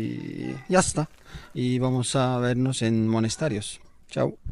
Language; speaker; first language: Spanish; non-native, learner; Turkish